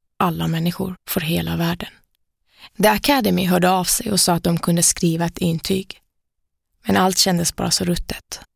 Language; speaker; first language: Swedish; early bilingual, other home language; Persian